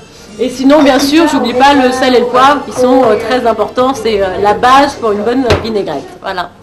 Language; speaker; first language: French; native; French